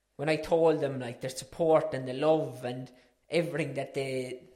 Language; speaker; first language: English; native; English